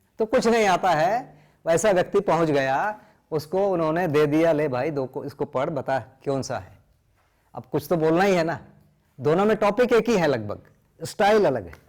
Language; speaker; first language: Hindi; non-native, local second language; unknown